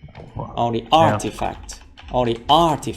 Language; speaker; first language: English; non-native, fluent; Vietnamese